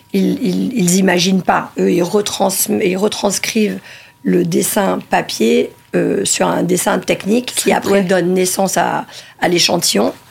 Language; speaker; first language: French; early bilingual, other home language; Italian